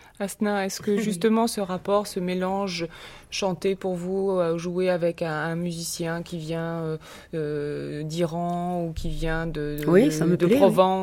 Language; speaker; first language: French; native; French